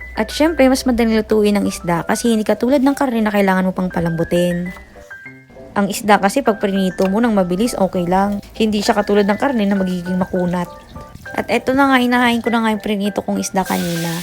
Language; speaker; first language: Filipino; non-native, local second language; Bikol